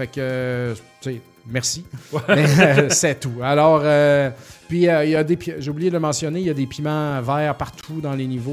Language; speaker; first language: French; native; French